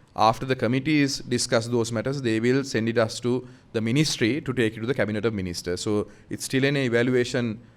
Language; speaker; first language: English; non-native, local second language; Sinhala